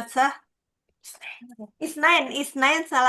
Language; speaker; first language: Arabic; non-native, learner; Indonesian